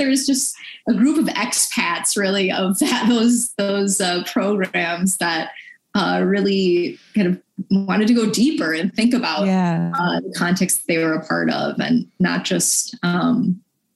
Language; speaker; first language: English; native; English